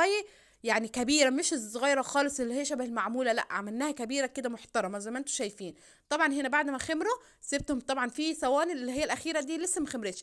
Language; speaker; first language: Arabic; native; Arabic